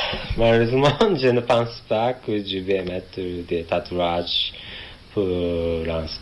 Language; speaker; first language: French; non-native, learner; Japanese